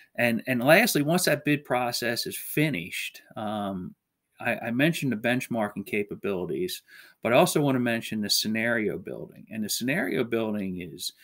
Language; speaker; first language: English; native; English